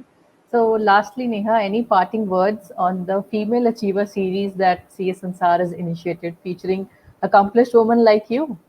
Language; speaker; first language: English; non-native, local second language; Hindi